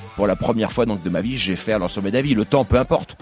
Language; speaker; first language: French; native; French